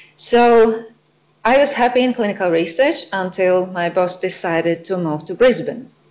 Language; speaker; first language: English; non-native, fluent; Latvian